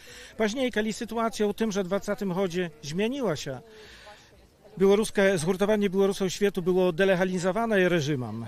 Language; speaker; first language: Polish; non-native, local second language; Belarusian